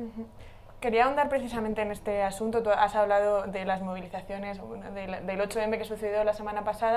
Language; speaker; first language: Spanish; native; Spanish